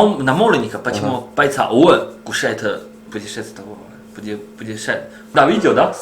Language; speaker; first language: Russian; non-native, learner; Chinese